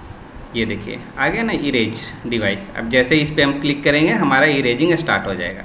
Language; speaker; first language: Hindi; native; Hindi